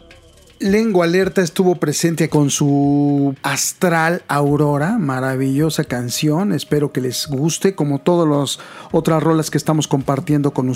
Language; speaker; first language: Spanish; native; Spanish